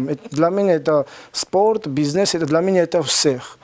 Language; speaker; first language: Russian; non-native, learner; Georgian